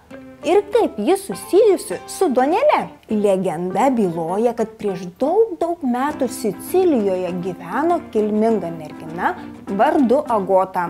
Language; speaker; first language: Lithuanian; native; Lithuanian